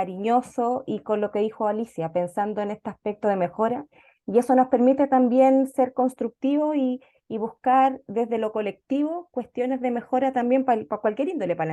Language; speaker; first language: Spanish; native; Spanish